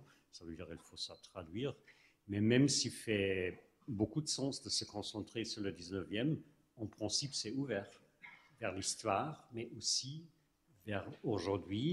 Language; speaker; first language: French; non-native, fluent; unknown